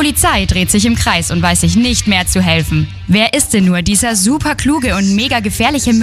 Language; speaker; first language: German; native; German